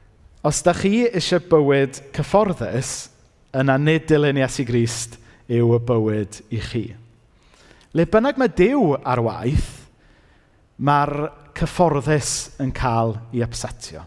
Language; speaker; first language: Welsh; native; Welsh